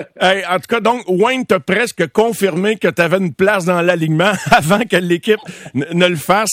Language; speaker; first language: French; native; French